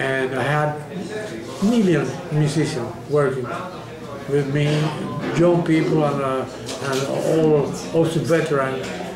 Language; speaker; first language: English; non-native, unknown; Spanish